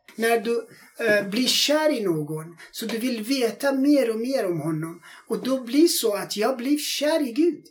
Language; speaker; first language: Swedish; non-native, fluent; Persian